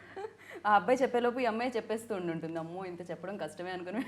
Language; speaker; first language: Telugu; native; Telugu